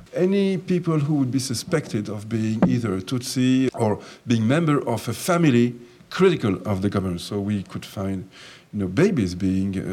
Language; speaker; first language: English; non-native, fluent; French